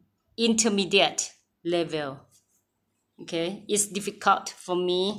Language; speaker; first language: English; non-native, learner; Thai